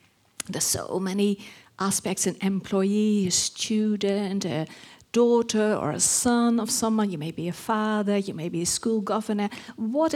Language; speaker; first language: English; non-native, fluent; Dutch